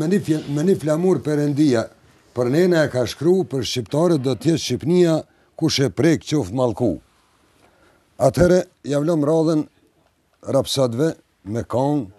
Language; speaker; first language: Albanian; native; Albanian